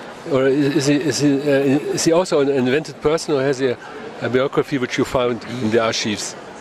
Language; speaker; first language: English; non-native, fluent; German